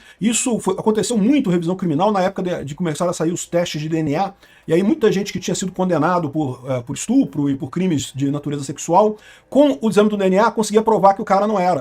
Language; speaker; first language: Portuguese; native; Portuguese